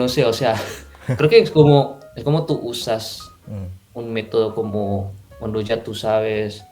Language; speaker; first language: Spanish; non-native, fluent; Indonesian